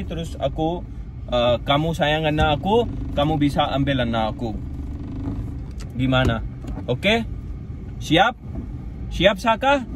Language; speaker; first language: Indonesian; non-native, learner; Urdu